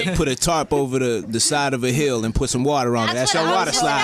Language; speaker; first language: English; native; English